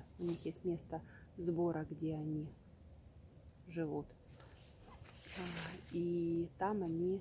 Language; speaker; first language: Russian; native; Russian